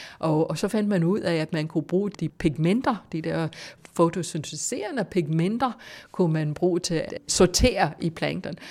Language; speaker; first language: Danish; non-native, fluent; English